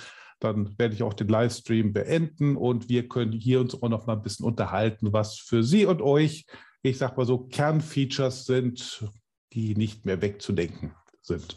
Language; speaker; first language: German; native; German